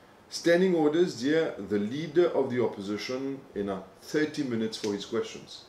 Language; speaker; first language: English; non-native, local second language; Morisyen